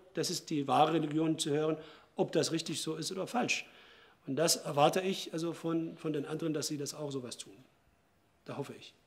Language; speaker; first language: German; non-native, fluent; Arabic